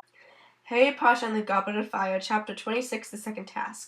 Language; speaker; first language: English; native; English